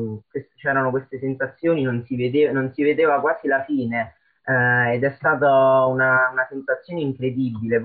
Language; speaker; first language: Italian; native; Italian